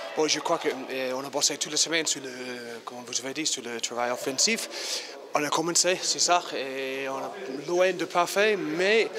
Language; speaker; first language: French; non-native, fluent; English